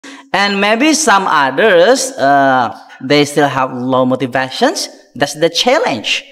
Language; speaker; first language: English; non-native, fluent; Indonesian